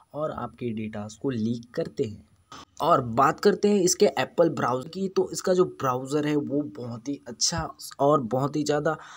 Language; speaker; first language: Hindi; native; Hindi